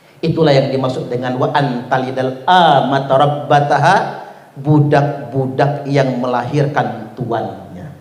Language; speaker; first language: Indonesian; non-native, local second language; Malay